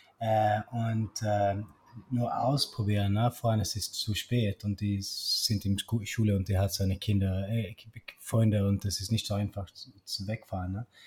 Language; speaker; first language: German; non-native, learner; Swedish